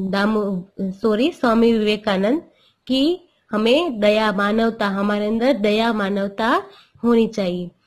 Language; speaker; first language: Hindi; non-native, local second language; Gujarati